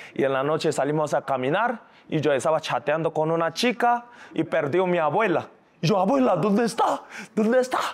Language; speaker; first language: Spanish; non-native, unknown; Korean